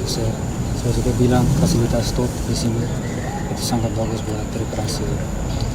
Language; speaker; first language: Indonesian; non-native, fluent; Dutch